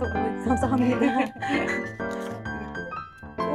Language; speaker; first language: Korean; non-native, learner; Filipino